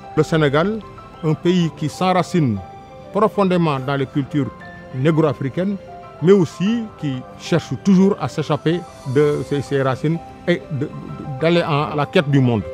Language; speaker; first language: French; non-native, local second language; Wolof